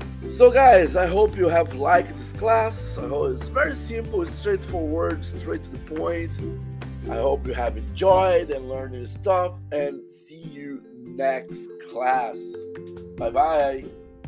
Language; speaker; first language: English; non-native, fluent; Portuguese